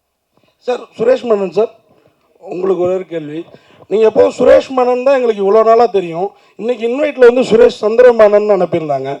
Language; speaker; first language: Tamil; native; Tamil